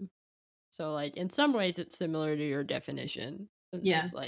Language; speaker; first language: English; native; English